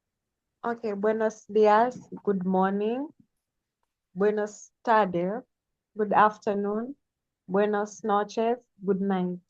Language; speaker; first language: Spanish; non-native, learner; Swahili